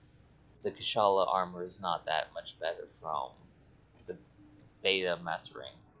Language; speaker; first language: English; native; English